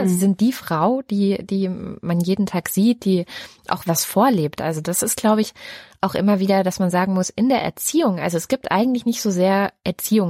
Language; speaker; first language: German; native; German